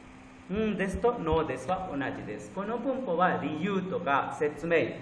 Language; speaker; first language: Japanese; non-native, fluent; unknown